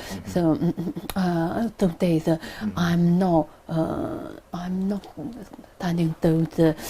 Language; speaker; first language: English; non-native, learner; Chinese